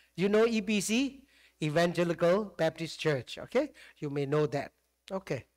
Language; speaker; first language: English; non-native, fluent; Burmese